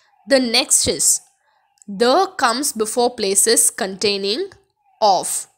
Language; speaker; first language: English; non-native, local second language; Tamil